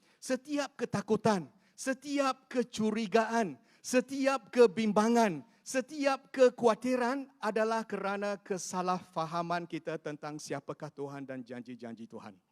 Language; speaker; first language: Malay; non-native, local second language; Chinese